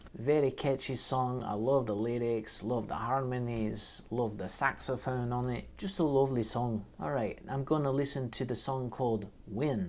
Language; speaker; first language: English; native; English